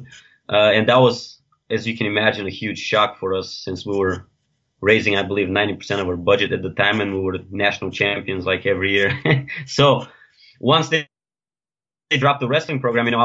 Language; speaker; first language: English; non-native, fluent; Bulgarian